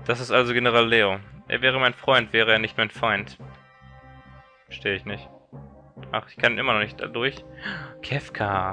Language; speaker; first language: German; native; German